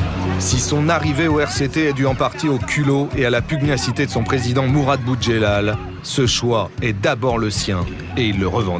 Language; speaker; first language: French; native; French